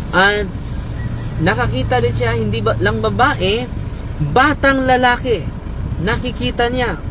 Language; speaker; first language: Filipino; non-native, local second language; Cebuano